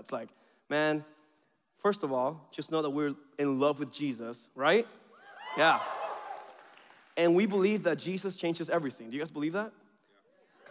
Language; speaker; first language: English; early bilingual, other home language; Spanish